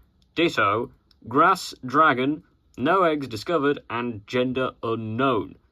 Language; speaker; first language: English; native; English